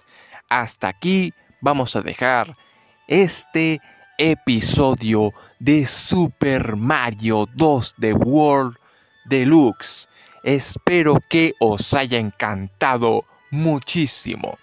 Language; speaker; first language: Spanish; native; Spanish